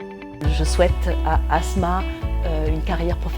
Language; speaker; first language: French; native; French